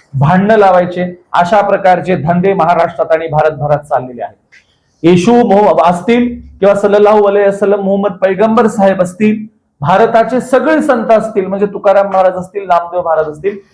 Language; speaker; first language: Marathi; native; Marathi